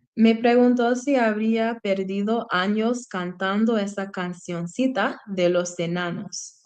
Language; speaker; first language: Spanish; non-native, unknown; English